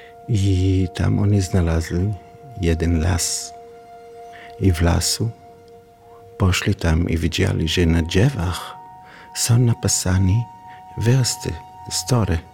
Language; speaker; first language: Polish; non-native, learner; Hebrew